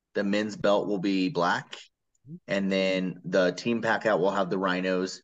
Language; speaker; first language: English; native; English